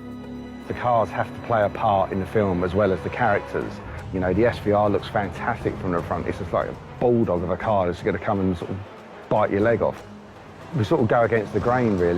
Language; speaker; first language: English; native; English